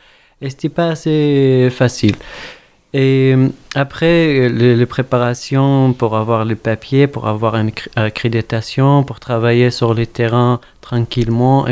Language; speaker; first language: French; non-native, fluent; Arabic